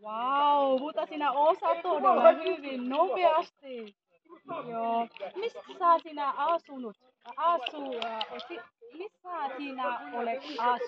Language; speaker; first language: Finnish; non-native, fluent; Vietnamese